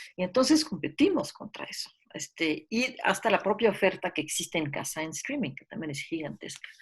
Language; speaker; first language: Spanish; early bilingual, heritage; French